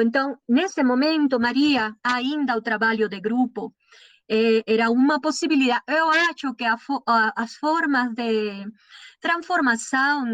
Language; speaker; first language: Portuguese; non-native, learner; Spanish